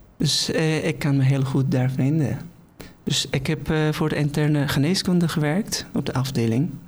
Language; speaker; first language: Dutch; non-native, fluent; Persian